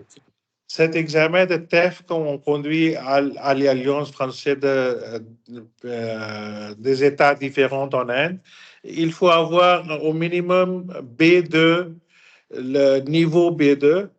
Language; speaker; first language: French; non-native, fluent; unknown